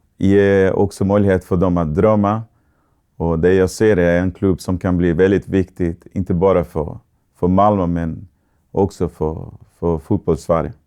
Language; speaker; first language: Swedish; non-native, fluent; Portuguese